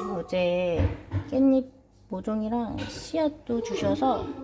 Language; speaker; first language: Korean; native; Korean